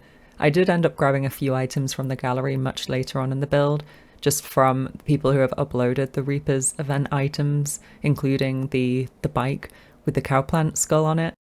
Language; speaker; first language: English; native; English